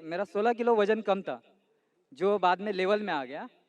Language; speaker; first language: Hindi; non-native, local second language; Marathi